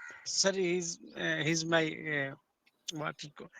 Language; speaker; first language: English; non-native, learner; Hindi